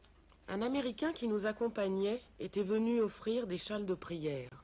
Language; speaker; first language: French; native; French